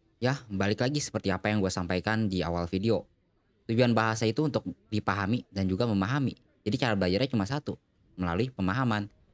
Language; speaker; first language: Indonesian; native; Indonesian